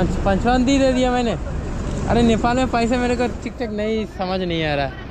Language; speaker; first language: Hindi; non-native, local second language; Bangla